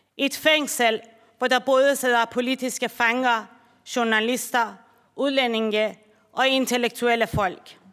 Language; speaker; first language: Danish; non-native, fluent; Persian